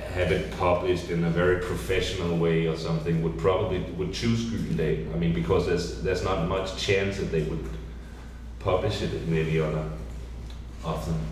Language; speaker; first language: English; non-native, fluent; Danish